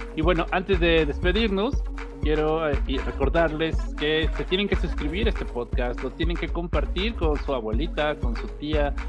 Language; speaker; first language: Spanish; native; Spanish